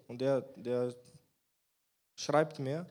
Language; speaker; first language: German; non-native, fluent; Bulgarian